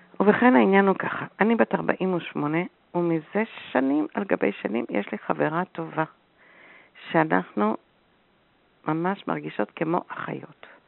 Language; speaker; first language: Hebrew; native; Hebrew